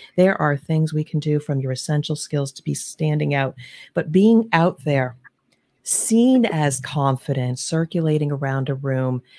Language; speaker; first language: English; native; English